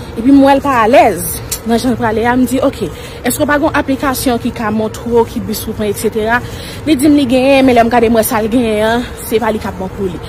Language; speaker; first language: Haitian Creole; native; Haitian Creole